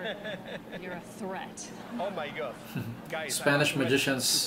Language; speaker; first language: English; non-native, fluent; Spanish